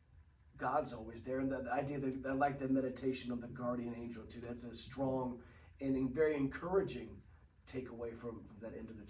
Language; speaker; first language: English; native; English